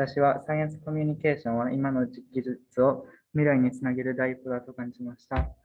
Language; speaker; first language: Japanese; native; Japanese